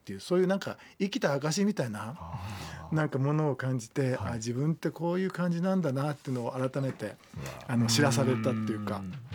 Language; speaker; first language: Japanese; native; Japanese